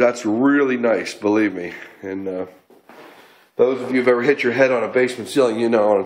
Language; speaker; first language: English; native; English